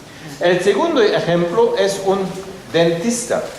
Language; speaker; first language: Spanish; non-native, fluent; German